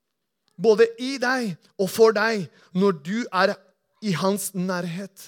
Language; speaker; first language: Norwegian; non-native, fluent; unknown